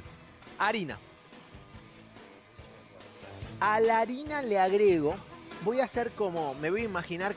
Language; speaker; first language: Spanish; native; Spanish